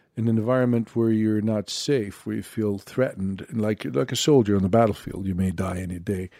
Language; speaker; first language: English; non-native, fluent; Swedish